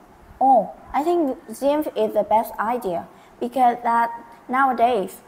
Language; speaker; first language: English; non-native, learner; Vietnamese